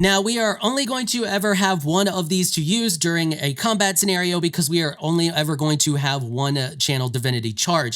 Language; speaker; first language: English; native; English